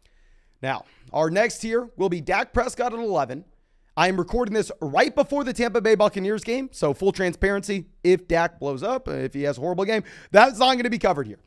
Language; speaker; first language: English; native; English